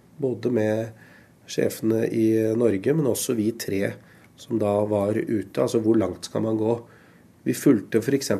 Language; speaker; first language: Norwegian; early bilingual, other home language; Urdu